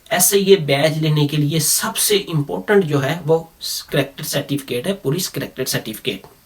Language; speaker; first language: Urdu; non-native, local second language; Punjabi